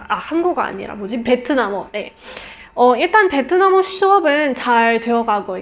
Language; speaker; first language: Korean; non-native, fluent; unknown